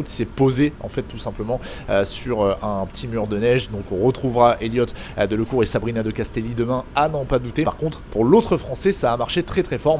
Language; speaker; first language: French; native; French